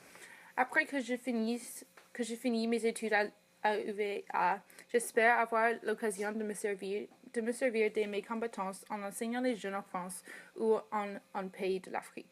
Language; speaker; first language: French; non-native, fluent; English